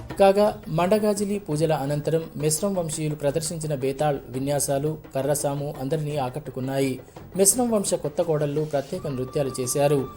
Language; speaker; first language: Telugu; native; Telugu